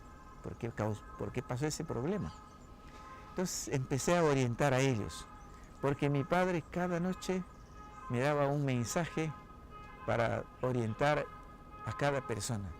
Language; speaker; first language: Spanish; non-native, local second language; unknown